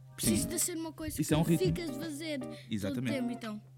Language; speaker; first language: Portuguese; non-native, fluent; Bosnian